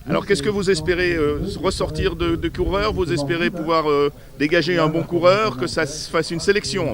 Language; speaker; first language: French; native; French